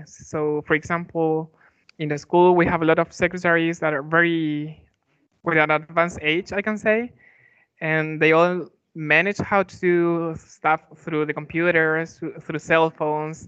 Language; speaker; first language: English; non-native, fluent; Spanish